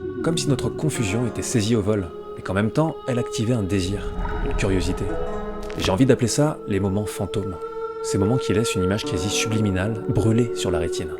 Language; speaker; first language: French; native; French